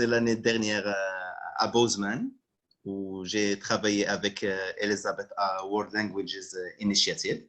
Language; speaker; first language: French; non-native, local second language; Arabic